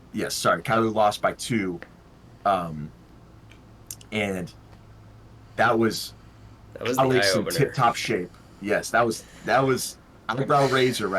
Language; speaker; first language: English; native; English